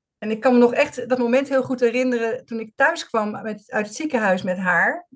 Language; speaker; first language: Dutch; native; Dutch